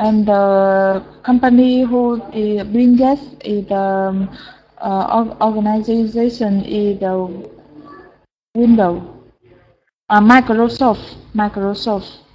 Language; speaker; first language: English; non-native, learner; Vietnamese